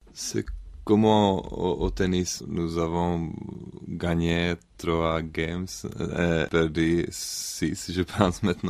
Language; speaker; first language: French; non-native, learner; Czech